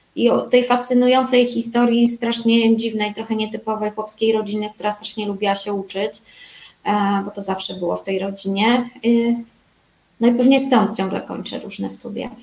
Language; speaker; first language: Polish; native; Polish